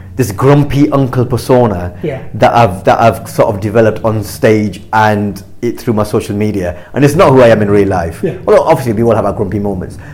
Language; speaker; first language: English; native; English